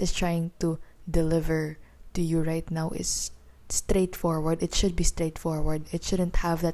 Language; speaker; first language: English; non-native, local second language; Filipino